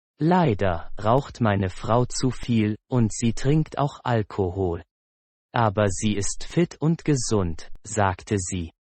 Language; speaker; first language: German; non-native, fluent; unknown